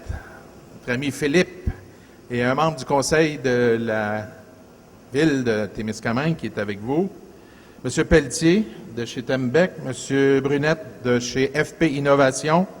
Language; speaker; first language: French; native; French